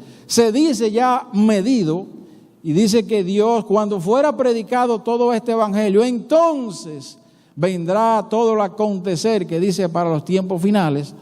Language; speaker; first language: Spanish; native; Spanish